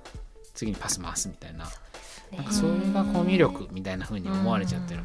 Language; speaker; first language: Japanese; native; Japanese